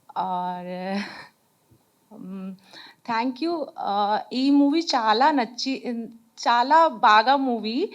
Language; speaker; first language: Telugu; non-native, learner; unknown